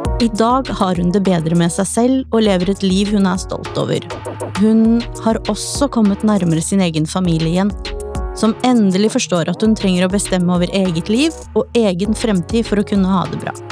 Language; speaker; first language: Norwegian; native; Norwegian